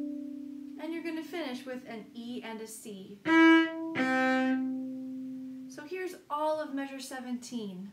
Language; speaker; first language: English; native; English